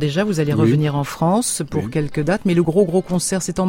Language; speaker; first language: French; native; French